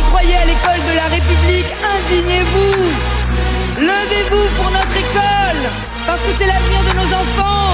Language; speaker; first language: French; native; French